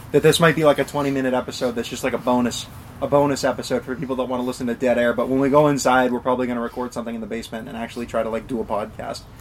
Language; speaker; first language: English; native; English